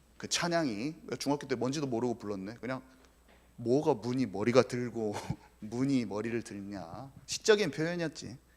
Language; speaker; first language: Korean; native; Korean